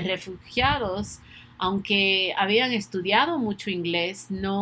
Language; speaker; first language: Spanish; early bilingual, other home language; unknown